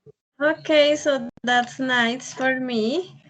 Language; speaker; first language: English; non-native, learner; Spanish